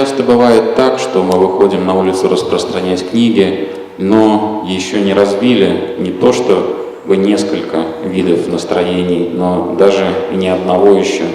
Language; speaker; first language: Russian; native; Russian